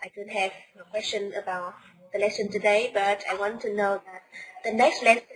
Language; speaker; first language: English; non-native, learner; Vietnamese